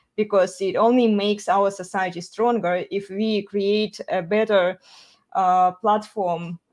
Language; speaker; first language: English; non-native, fluent; Russian